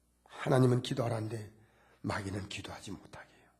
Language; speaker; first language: Korean; native; Korean